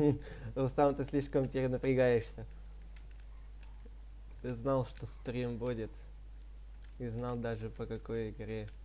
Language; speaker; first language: Russian; native; Russian